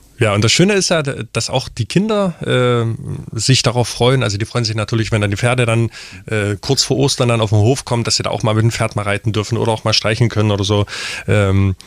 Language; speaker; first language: German; non-native, local second language; Upper Sorbian